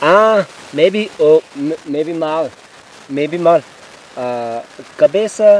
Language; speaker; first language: Spanish; non-native, learner; English